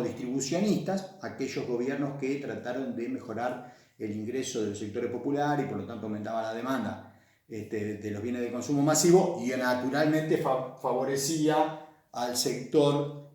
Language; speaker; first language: Spanish; native; Spanish